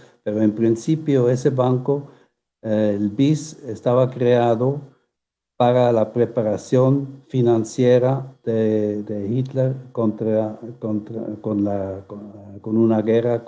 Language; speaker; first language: Spanish; non-native, fluent; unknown